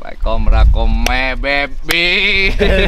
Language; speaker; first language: Portuguese; non-native, learner; Vietnamese